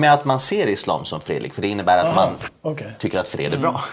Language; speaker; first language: Swedish; early bilingual, other home language; Persian